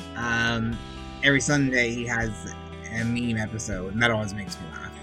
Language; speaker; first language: English; native; English